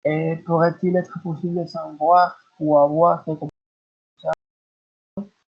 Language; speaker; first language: French; non-native, learner; Spanish